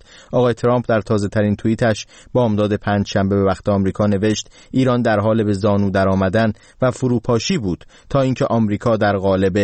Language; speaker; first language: Persian; native; Persian